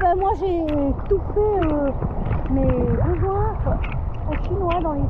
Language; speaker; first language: French; native; French